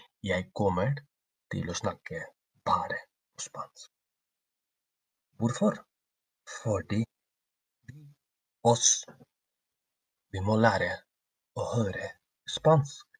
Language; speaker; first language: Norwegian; non-native, learner; Spanish